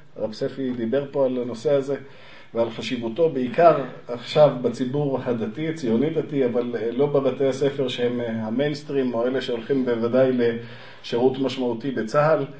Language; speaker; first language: Hebrew; native; Hebrew